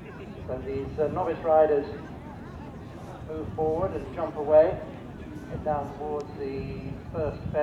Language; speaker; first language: English; native; English